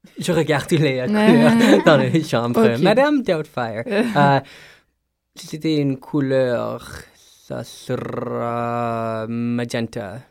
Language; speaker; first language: French; non-native, local second language; English